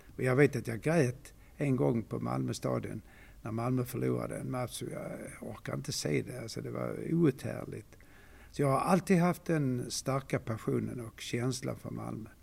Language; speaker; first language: Swedish; native; Swedish